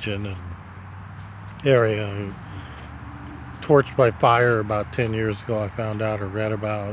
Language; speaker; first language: English; native; English